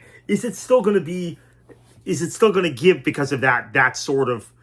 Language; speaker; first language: English; native; English